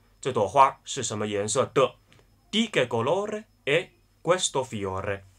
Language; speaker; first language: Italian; non-native, fluent; Chinese